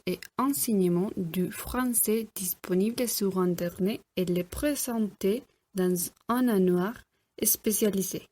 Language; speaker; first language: French; non-native, learner; Spanish